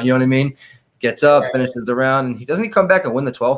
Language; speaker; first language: English; native; English